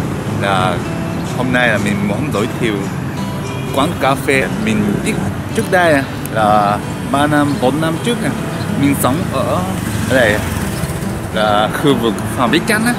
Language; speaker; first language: Vietnamese; non-native, learner; Japanese